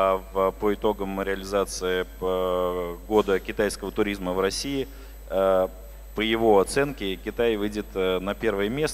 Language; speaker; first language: Russian; native; Russian